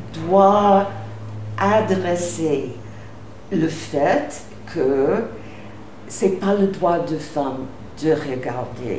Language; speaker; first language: French; non-native, fluent; English